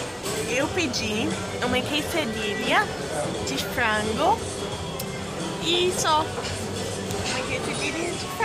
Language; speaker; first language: Portuguese; non-native, fluent; English